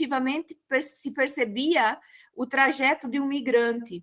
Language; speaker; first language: Portuguese; native; Portuguese